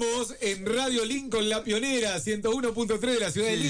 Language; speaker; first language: Spanish; native; Spanish